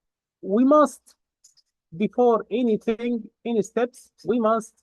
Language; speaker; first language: English; non-native, fluent; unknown